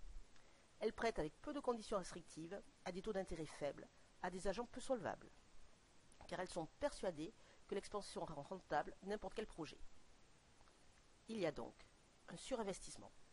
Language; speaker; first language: French; native; French